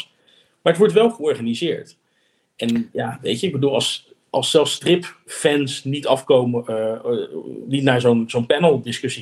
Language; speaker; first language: Dutch; native; Dutch